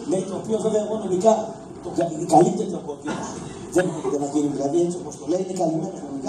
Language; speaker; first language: Greek; native; Greek